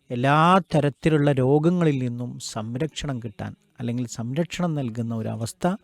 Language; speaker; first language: Malayalam; native; Malayalam